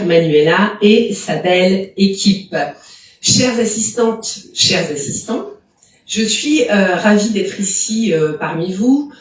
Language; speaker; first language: French; native; French